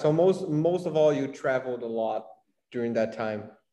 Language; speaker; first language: English; non-native, fluent; Portuguese